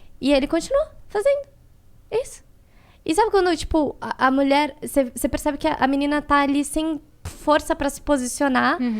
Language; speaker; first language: Portuguese; native; Portuguese